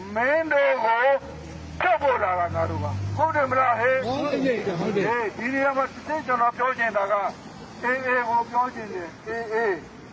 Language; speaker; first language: Burmese; non-native, local second language; Rohingya